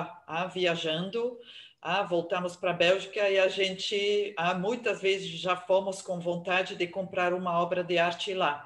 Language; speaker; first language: Portuguese; non-native, fluent; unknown